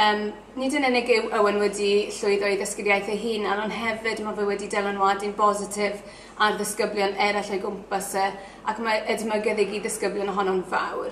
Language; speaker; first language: Welsh; native; Welsh